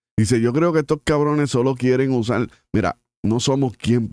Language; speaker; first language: Spanish; native; Spanish